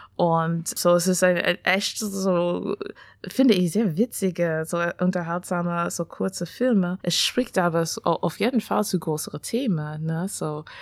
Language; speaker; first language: German; non-native, fluent; English